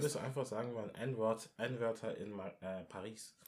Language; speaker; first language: German; non-native, local second language; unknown